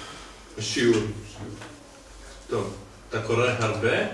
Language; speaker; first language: Hebrew; non-native, fluent; Serbian